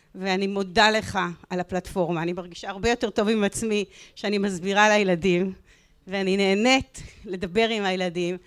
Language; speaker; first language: Hebrew; native; Hebrew